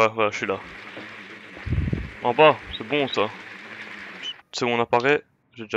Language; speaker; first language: French; native; French